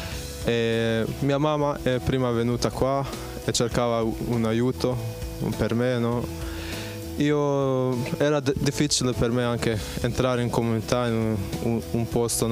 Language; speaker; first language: Italian; non-native, fluent; Bosnian